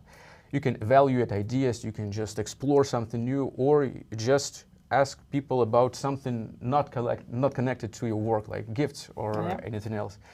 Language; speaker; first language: English; non-native, fluent; Russian